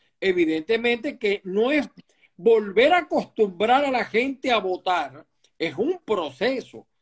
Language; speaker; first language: Spanish; native; Spanish